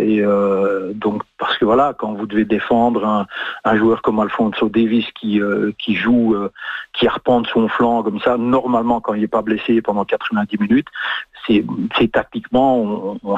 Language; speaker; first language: French; native; French